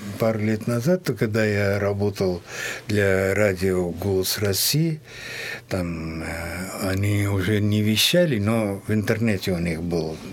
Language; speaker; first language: Russian; non-native, fluent; Hindi